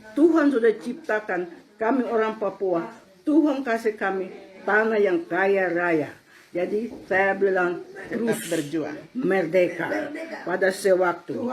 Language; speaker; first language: Indonesian; non-native, local second language; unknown